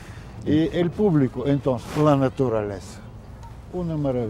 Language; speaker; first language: Spanish; non-native, fluent; Bulgarian